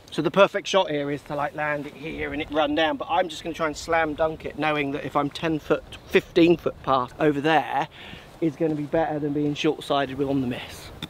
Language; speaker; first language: English; native; English